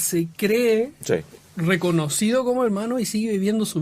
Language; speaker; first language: Spanish; native; Spanish